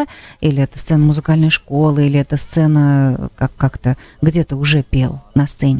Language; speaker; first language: Russian; native; Russian